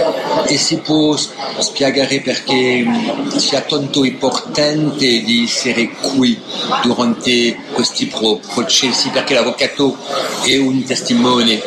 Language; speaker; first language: Italian; non-native, fluent; French